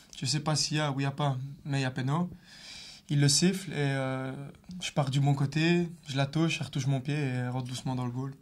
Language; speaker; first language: French; native; French